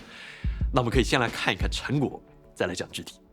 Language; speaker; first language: Chinese; native; Chinese